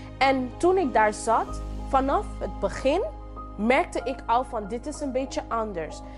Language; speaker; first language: Dutch; non-native, local second language; English